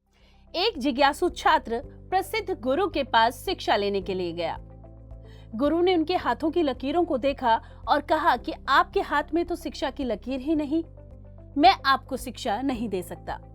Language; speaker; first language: Hindi; native; Hindi